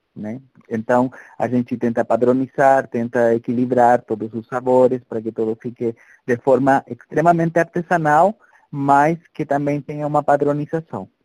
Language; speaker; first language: Portuguese; non-native, fluent; Spanish